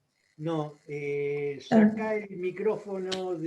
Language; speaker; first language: Spanish; native; Spanish